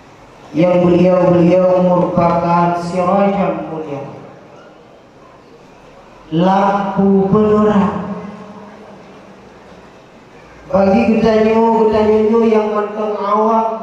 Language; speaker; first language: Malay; non-native, local second language; Achinese